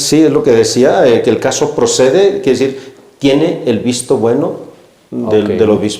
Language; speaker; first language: Spanish; native; Spanish